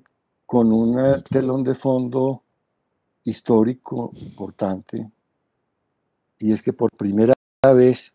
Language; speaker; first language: Spanish; native; Spanish